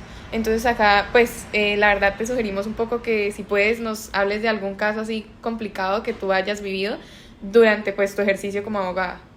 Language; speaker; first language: Spanish; native; Spanish